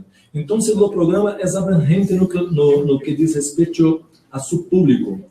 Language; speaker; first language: Spanish; non-native, learner; Portuguese